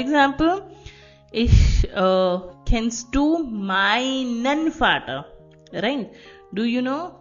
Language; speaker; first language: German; non-native, fluent; Hindi